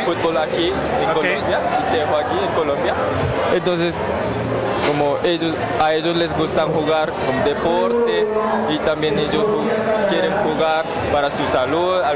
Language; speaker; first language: Spanish; non-native, learner; Japanese